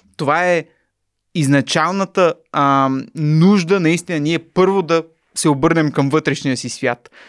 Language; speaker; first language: Bulgarian; native; Bulgarian